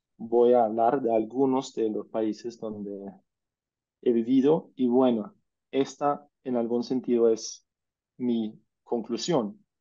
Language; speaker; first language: Spanish; non-native, fluent; Danish